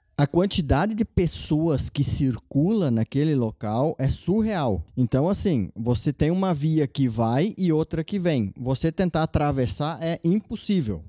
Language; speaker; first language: Portuguese; non-native, local second language; German